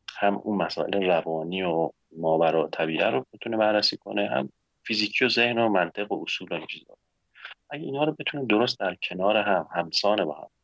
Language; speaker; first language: Persian; native; Persian